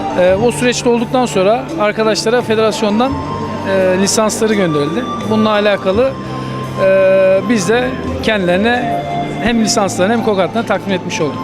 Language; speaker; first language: Turkish; native; Turkish